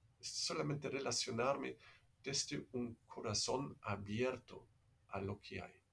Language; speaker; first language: Spanish; non-native, fluent; German